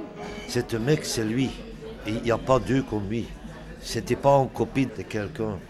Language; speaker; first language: French; non-native, local second language; Dutch